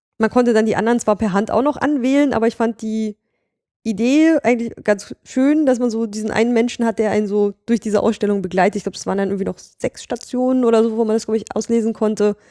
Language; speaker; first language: German; native; German